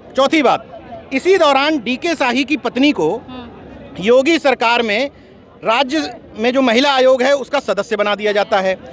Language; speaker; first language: Hindi; native; Hindi